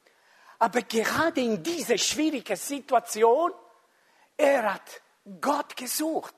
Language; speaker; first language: German; non-native, fluent; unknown